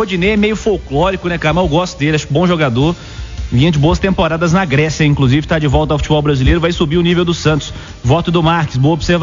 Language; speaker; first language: Portuguese; native; Portuguese